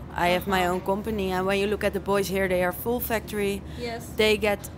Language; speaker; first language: English; non-native, fluent; Dutch